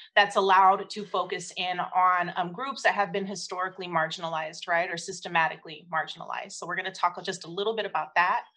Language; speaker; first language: English; native; English